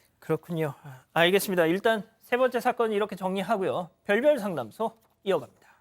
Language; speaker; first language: Korean; native; Korean